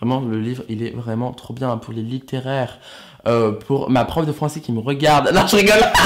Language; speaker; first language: French; native; French